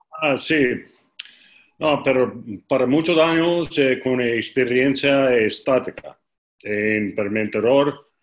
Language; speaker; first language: Spanish; non-native, learner; English